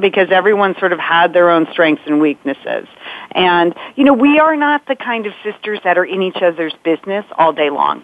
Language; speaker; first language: English; native; English